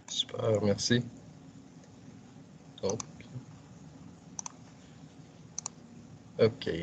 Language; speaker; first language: French; native; French